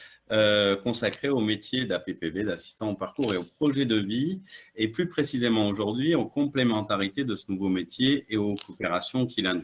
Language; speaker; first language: French; native; French